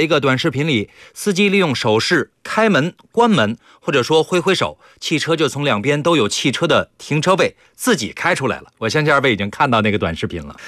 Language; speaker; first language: Chinese; native; Chinese